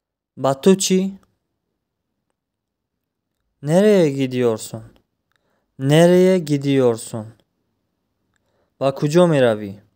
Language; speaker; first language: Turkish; non-native, fluent; Tajik